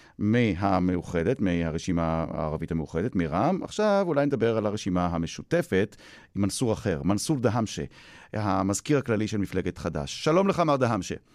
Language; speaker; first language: Hebrew; native; Hebrew